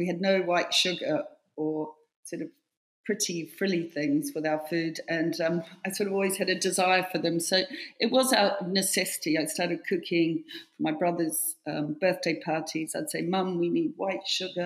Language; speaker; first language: English; native; English